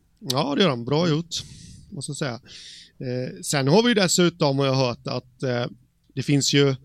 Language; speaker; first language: Swedish; native; Swedish